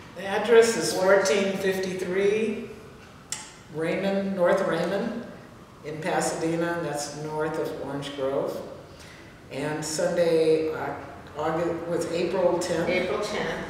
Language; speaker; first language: English; native; English